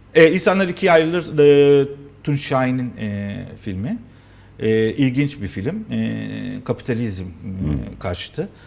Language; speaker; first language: Turkish; native; Turkish